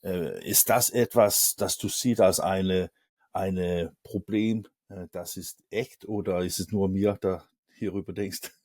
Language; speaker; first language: German; non-native, learner; Danish